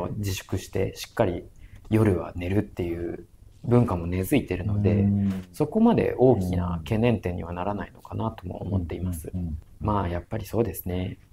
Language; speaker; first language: Japanese; non-native, fluent; Indonesian